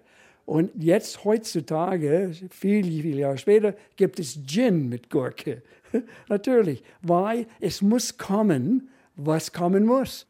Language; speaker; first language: German; non-native, fluent; English